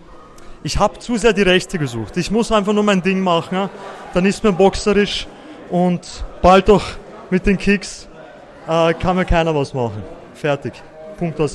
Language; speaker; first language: German; early bilingual, other home language; Serbian